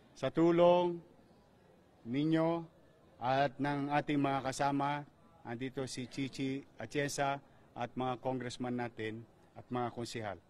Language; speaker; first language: Filipino; native; Filipino